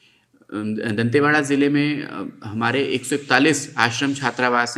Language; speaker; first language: Hindi; native; Hindi